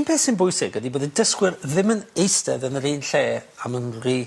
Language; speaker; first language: Welsh; native; Welsh